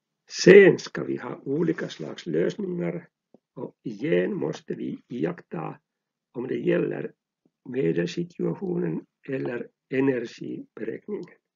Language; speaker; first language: Swedish; non-native, local second language; Finnish